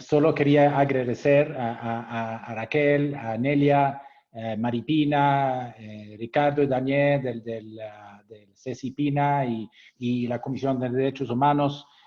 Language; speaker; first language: Spanish; non-native, fluent; English